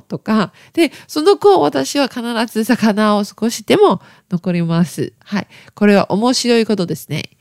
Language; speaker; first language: Japanese; non-native, learner; Chinese